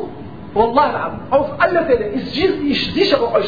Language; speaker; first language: German; non-native, fluent; Arabic